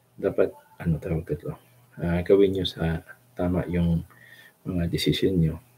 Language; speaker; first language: Filipino; non-native, local second language; Cebuano